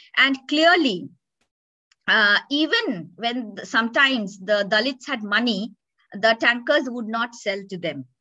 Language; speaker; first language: English; non-native, local second language; Bangla